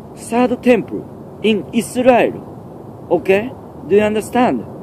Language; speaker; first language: English; non-native, learner; Japanese